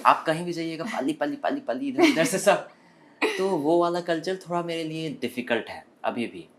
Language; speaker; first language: Hindi; early bilingual, other home language; Korean